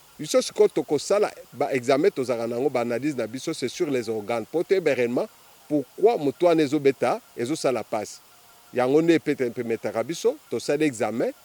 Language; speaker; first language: Lingala; non-native, local second language; Kongo